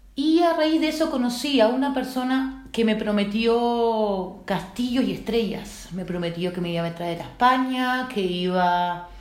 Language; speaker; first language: Spanish; native; Spanish